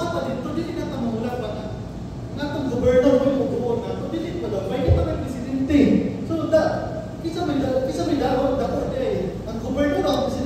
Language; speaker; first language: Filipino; non-native, local second language; Cebuano